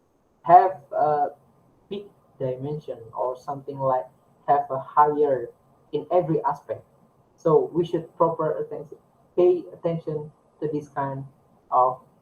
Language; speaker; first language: English; non-native, learner; Indonesian